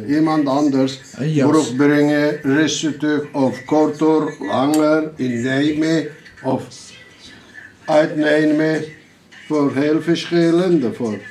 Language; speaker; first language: Dutch; non-native, learner; Turkish